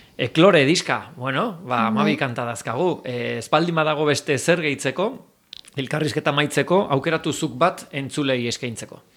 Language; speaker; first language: Basque; native; Basque